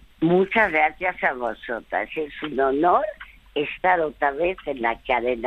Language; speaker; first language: Spanish; early bilingual, other home language; French